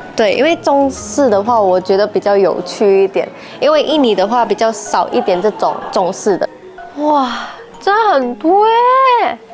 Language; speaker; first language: Chinese; non-native, fluent; Indonesian